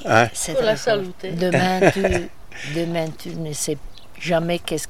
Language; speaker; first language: French; non-native, learner; Italian